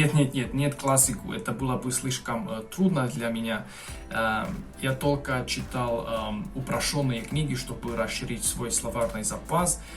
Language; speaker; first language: Russian; non-native, fluent; Hungarian